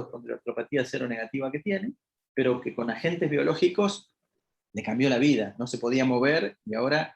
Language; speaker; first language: Spanish; native; Spanish